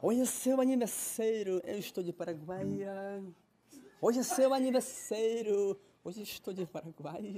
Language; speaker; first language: Portuguese; native; Portuguese